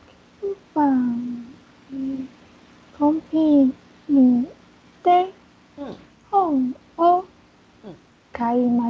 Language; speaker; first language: Japanese; non-native, learner; Chinese